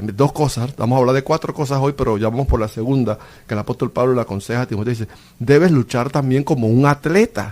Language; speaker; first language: Spanish; native; Spanish